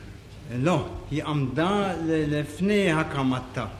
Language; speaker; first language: Hebrew; non-native, fluent; German